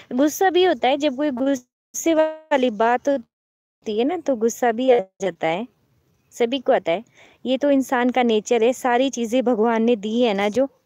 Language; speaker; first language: Hindi; native; Hindi